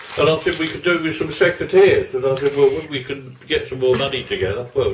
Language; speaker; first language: English; native; English